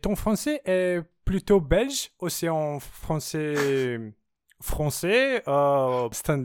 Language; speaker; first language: French; non-native, fluent; Portuguese